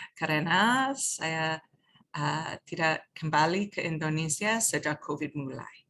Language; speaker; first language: Indonesian; non-native, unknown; English